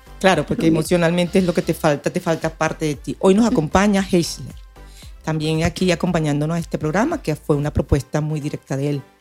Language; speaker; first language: Spanish; native; Spanish